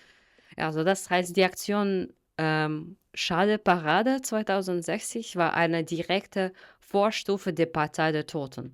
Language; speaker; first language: German; non-native, fluent; Russian